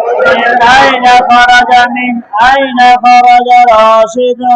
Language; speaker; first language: Arabic; non-native, fluent; Bangla